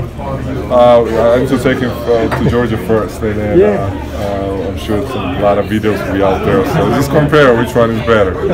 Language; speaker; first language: English; non-native, fluent; Georgian